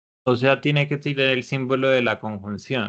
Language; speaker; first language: Spanish; native; Spanish